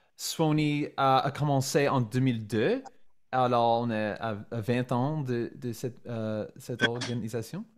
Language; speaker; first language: French; non-native, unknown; English